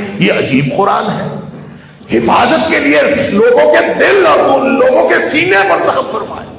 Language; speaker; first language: Urdu; non-native, local second language; Punjabi